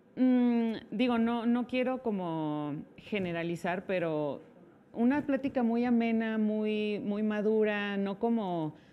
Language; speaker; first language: Spanish; native; Spanish